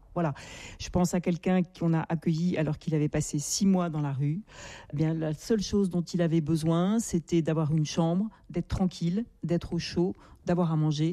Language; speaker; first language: French; native; French